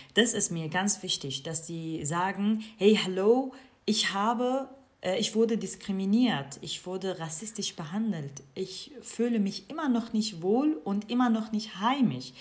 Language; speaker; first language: German; non-native, fluent; Kurdish